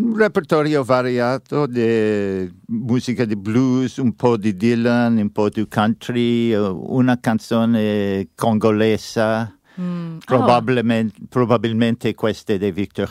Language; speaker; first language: Italian; non-native, learner; English